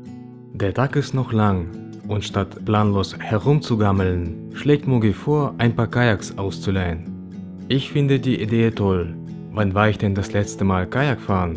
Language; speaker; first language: German; native; German